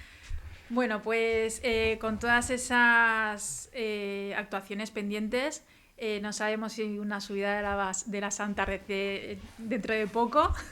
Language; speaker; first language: Spanish; native; Spanish